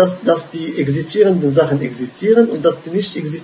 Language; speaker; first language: German; non-native, fluent; Arabic